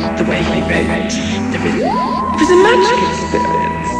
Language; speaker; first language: English; native; English